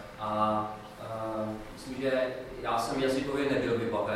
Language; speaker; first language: Czech; non-native, fluent; Russian